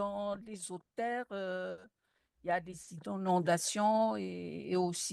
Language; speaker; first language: French; non-native, local second language; Malagasy